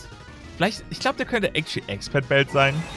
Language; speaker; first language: German; native; German